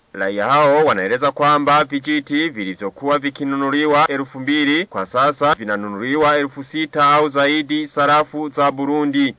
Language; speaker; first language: Swahili; non-native, local second language; Rundi